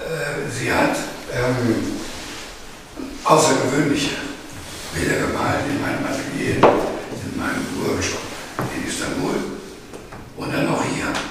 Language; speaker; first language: German; non-native, fluent; Greek